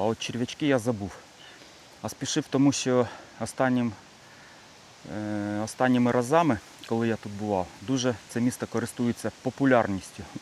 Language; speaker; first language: Ukrainian; native; Ukrainian